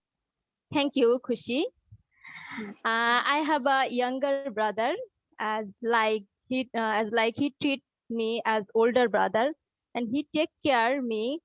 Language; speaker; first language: English; non-native, learner; Bangla